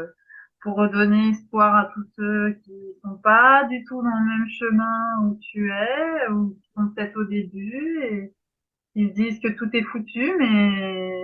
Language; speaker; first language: French; native; French